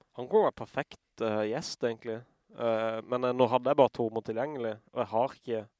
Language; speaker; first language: Norwegian; native; Norwegian